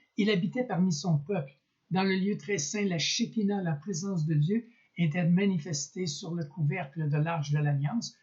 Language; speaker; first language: French; native; French